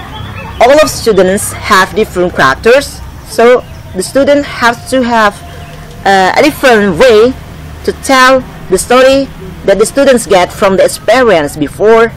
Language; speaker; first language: English; non-native, learner; Indonesian